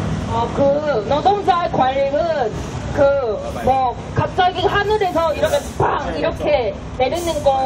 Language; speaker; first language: Korean; non-native, fluent; Chinese